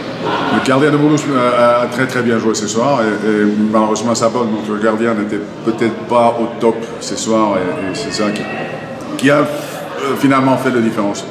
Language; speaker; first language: French; non-native, fluent; Finnish